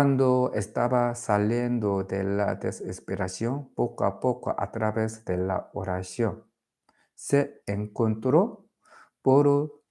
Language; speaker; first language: Spanish; non-native, learner; Korean